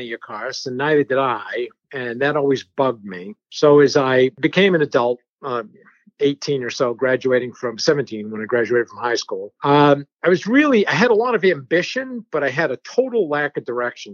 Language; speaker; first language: English; early bilingual, other home language; French